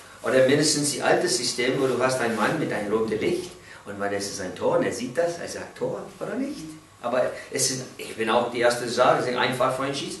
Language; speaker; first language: German; non-native, learner; English